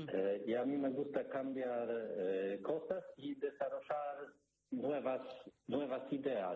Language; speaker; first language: Spanish; non-native, learner; Polish